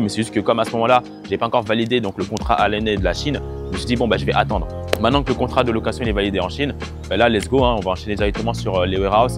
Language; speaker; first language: French; native; French